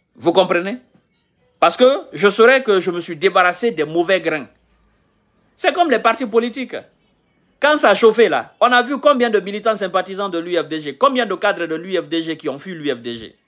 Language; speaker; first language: French; non-native, local second language; Mandingo